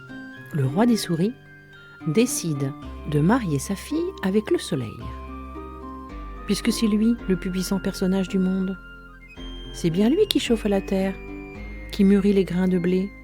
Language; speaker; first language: French; native; French